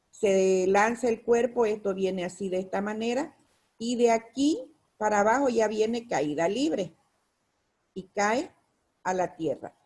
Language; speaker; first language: Spanish; native; Spanish